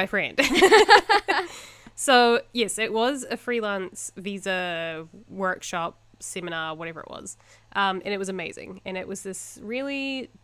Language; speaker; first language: English; native; English